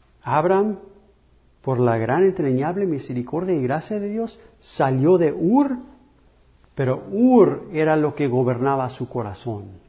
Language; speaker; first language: Spanish; early bilingual, heritage; English